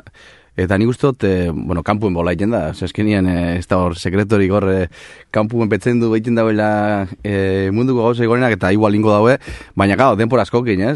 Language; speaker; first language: Basque; native; Basque